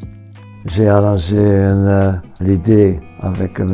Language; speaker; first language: French; non-native, fluent; Hungarian